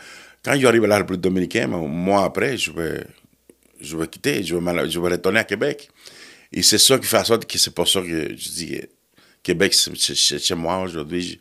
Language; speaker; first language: French; non-native, fluent; Spanish